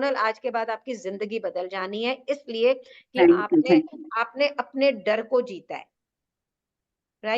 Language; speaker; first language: Hindi; native; Hindi